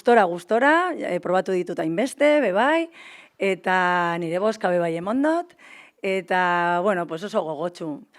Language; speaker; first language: Basque; native; Basque